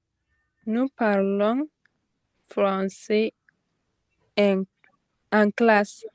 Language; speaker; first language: French; non-native, learner; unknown